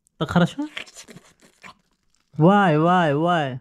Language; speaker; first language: Russian; non-native, learner; Hindi